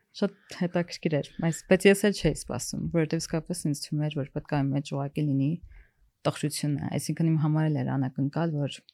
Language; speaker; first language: Armenian; early bilingual, heritage; Armenian